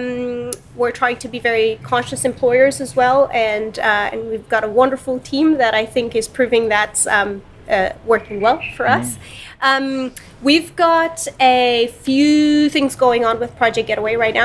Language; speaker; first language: English; non-native, fluent; Romanian